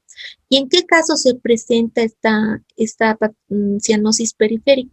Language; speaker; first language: Spanish; native; Spanish